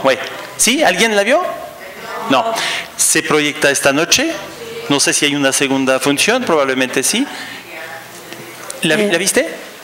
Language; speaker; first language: Spanish; non-native, fluent; French